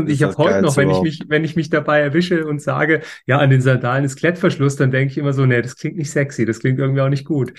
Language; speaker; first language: German; native; German